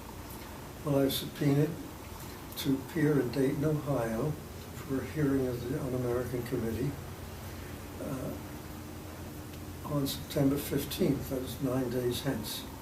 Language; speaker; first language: English; native; English